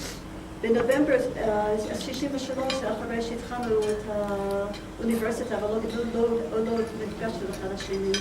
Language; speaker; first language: Hebrew; non-native, fluent; English